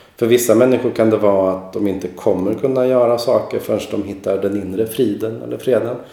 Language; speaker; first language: Swedish; native; Swedish